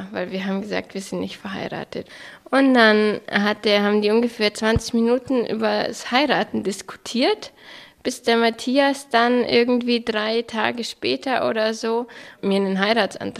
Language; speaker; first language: German; native; German